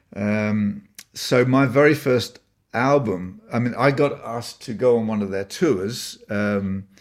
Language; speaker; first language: English; native; English